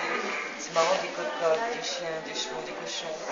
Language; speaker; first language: French; native; French